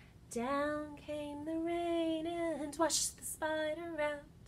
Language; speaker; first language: English; native; English